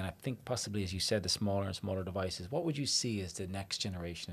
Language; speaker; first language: English; native; English